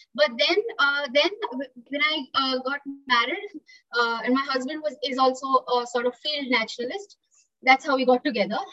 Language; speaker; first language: English; non-native, local second language; Marathi